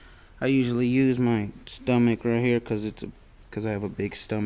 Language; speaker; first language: English; native; English